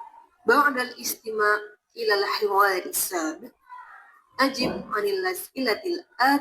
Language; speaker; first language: Arabic; non-native, fluent; Indonesian